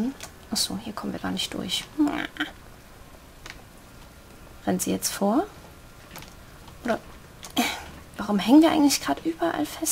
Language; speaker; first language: German; native; German